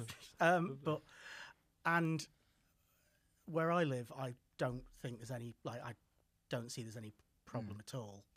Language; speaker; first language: English; native; English